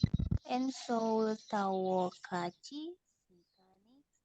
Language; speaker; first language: Korean; non-native, learner; Indonesian